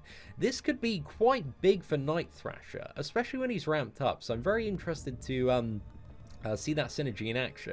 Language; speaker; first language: English; native; English